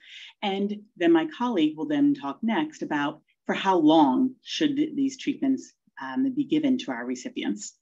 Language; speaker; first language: English; native; English